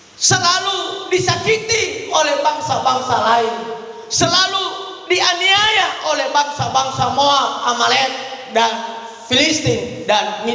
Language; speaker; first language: Indonesian; native; Indonesian